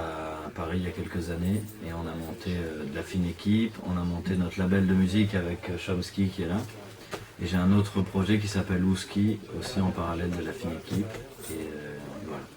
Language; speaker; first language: French; native; French